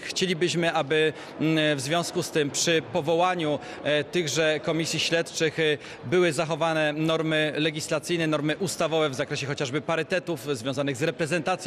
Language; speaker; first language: Polish; native; Polish